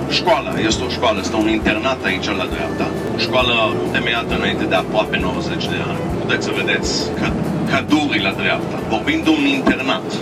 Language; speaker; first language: Romanian; early bilingual, heritage; Romanian